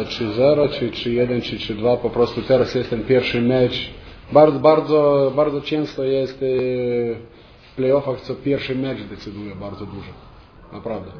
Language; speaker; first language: Polish; non-native, fluent; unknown